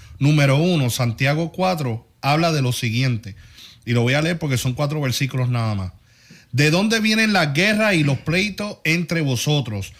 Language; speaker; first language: Spanish; early bilingual, heritage; Spanish